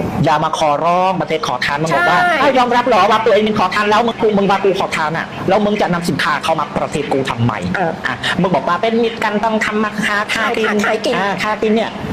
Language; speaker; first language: Thai; native; Thai